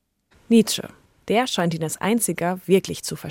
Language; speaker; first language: German; native; German